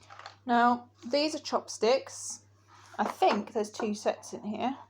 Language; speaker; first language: English; native; English